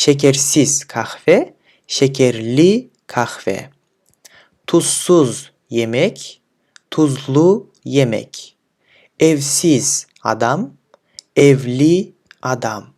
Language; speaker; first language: Turkish; non-native, fluent; Kyrgyz